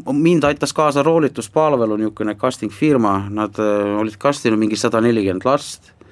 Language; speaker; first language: Estonian; non-native, local second language; Finnish